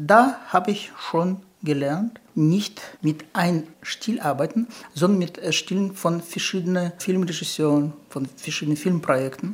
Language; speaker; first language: German; non-native, fluent; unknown